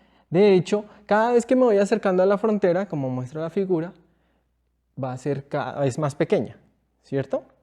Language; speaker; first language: Spanish; native; Spanish